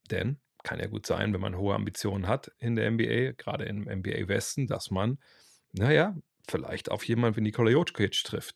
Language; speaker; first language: German; native; German